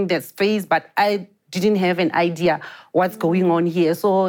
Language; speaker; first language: English; non-native, local second language; Venda